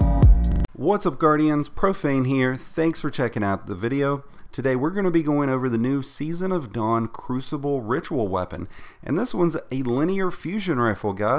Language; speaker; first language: English; native; English